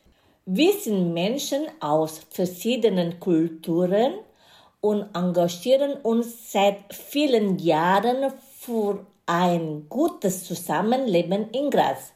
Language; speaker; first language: German; non-native, fluent; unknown